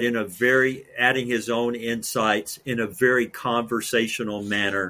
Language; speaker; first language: English; native; English